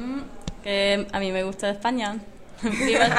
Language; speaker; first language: Spanish; non-native, fluent; English